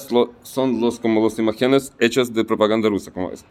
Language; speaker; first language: Spanish; non-native, fluent; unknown